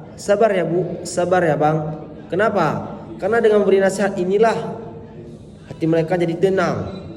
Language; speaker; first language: Malay; non-native, local second language; Achinese